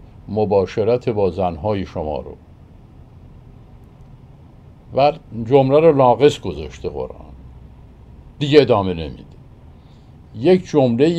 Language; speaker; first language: Persian; native; Persian